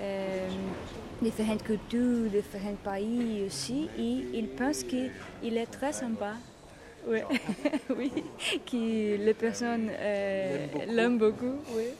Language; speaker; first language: French; non-native, learner; Portuguese